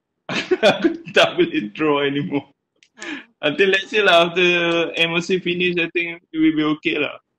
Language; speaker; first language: English; non-native, local second language; Malay